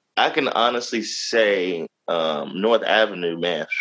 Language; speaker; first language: English; native; English